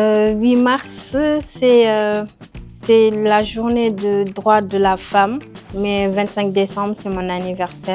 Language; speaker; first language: French; non-native, local second language; Wolof